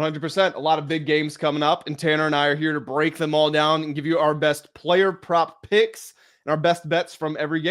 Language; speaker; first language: English; native; English